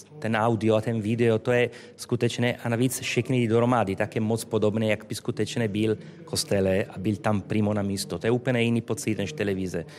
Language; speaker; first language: Czech; non-native, fluent; Italian